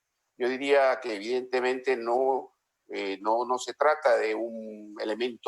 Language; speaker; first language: Spanish; native; Spanish